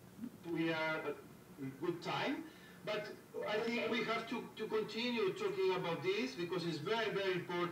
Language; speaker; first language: English; non-native, learner; Spanish